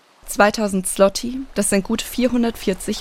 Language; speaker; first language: German; native; German